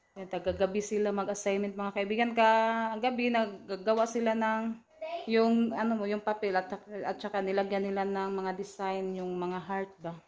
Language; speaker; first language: Filipino; non-native, local second language; Cebuano